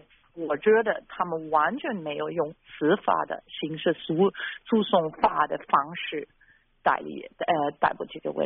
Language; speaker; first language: Chinese; non-native, fluent; German